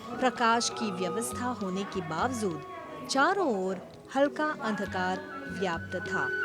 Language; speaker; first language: Hindi; non-native, local second language; Morisyen